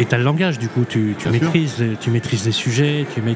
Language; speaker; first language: French; native; French